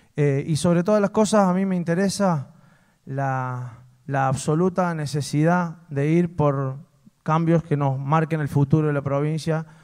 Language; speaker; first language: Spanish; native; Spanish